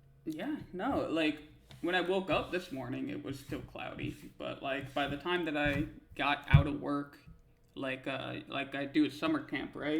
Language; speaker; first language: English; native; English